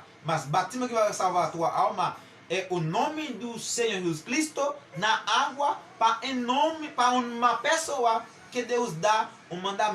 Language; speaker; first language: Portuguese; non-native, learner; Haitian Creole